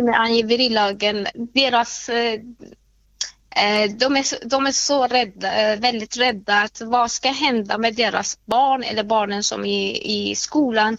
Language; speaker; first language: Swedish; non-native, fluent; Persian